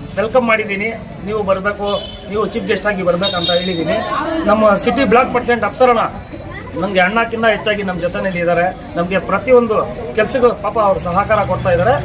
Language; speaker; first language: Kannada; non-native, local second language; Urdu